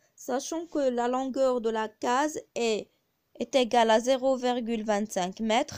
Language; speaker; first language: French; non-native, local second language; Arabic